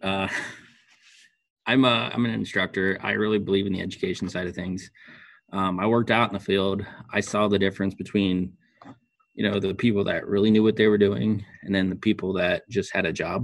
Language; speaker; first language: English; native; English